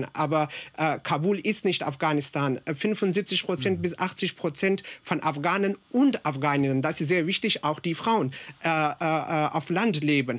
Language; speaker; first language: German; non-native, fluent; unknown